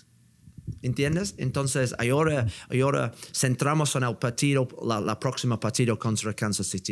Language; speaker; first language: Spanish; non-native, learner; English